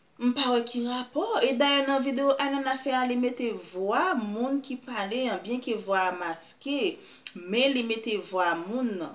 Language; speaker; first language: French; non-native, local second language; Haitian Creole